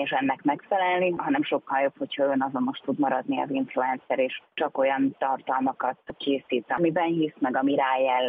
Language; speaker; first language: Hungarian; native; Hungarian